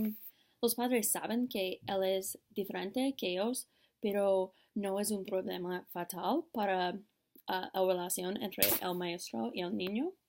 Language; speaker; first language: Spanish; non-native, learner; English